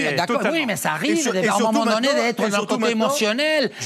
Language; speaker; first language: French; non-native, fluent; Spanish